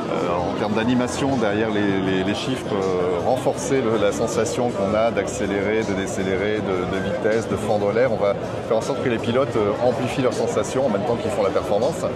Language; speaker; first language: French; native; French